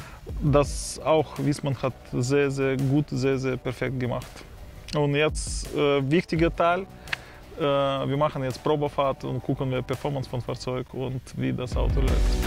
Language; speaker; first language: German; non-native, fluent; Russian